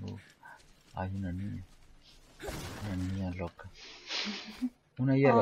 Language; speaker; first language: Spanish; non-native, fluent; Portuguese